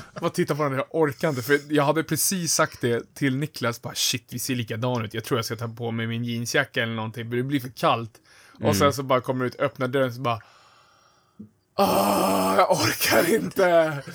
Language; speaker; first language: Swedish; native; Swedish